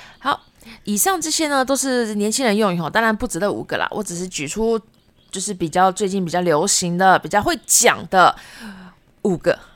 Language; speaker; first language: Chinese; native; Chinese